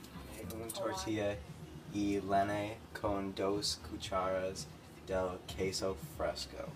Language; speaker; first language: Spanish; non-native, learner; English